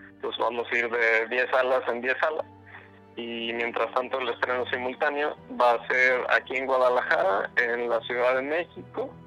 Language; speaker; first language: Spanish; native; Spanish